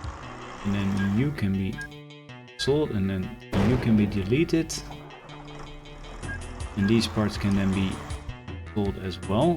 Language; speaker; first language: English; non-native, fluent; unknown